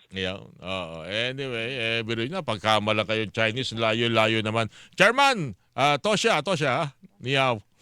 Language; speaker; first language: Filipino; native; Filipino